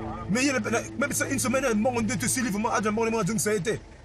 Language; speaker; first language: French; non-native, local second language; Lingala